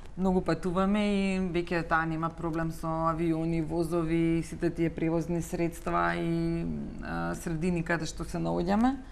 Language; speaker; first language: Macedonian; native; Macedonian